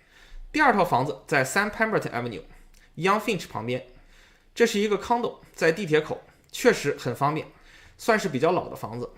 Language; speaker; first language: Chinese; native; Chinese